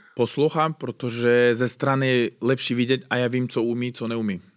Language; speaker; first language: Czech; non-native, fluent; Uzbek